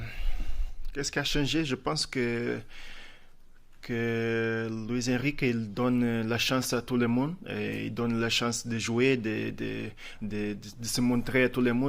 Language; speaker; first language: French; non-native, fluent; Portuguese